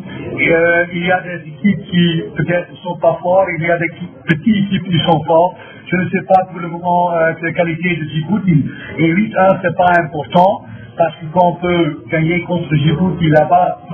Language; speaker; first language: French; non-native, fluent; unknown